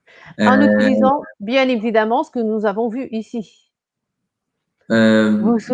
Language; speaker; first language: French; non-native, fluent; Portuguese